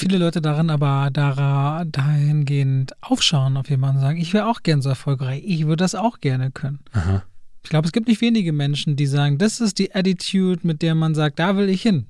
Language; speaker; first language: German; native; German